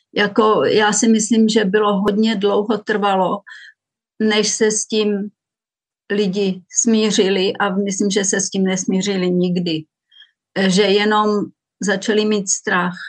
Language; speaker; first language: Czech; native; Czech